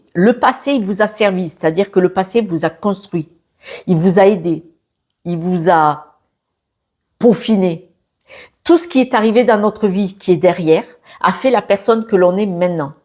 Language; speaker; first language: French; native; French